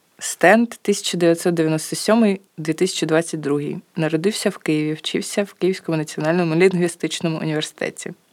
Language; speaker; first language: Ukrainian; native; Ukrainian